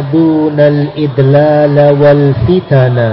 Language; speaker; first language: Arabic; non-native, fluent; Indonesian